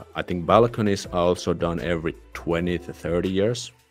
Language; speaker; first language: English; non-native, fluent; Finnish